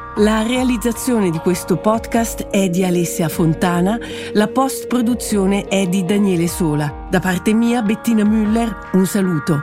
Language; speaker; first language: Italian; native; Italian